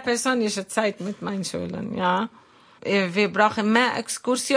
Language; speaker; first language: German; non-native, learner; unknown